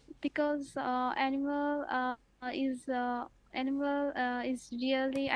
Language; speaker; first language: English; non-native, learner; Bangla